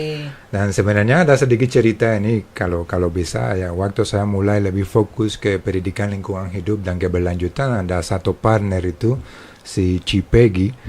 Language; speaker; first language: Indonesian; non-native, fluent; Spanish